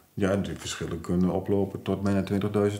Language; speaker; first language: Dutch; native; Dutch